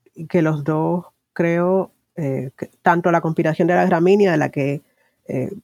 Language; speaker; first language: Spanish; native; Spanish